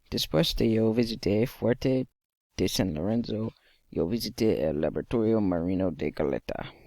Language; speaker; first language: Spanish; non-native, learner; English